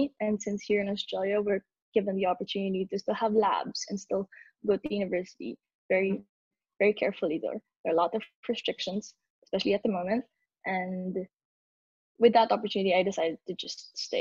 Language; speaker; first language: English; non-native, local second language; Filipino